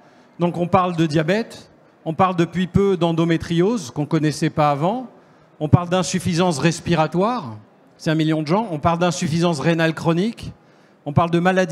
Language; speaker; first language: French; native; French